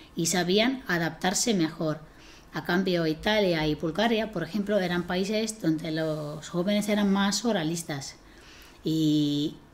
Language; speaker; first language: Spanish; non-native, fluent; Estonian